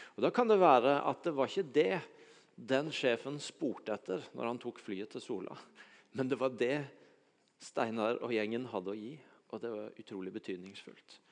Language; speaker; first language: Norwegian; native; Norwegian